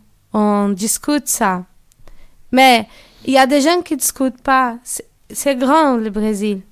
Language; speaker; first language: French; non-native, learner; Portuguese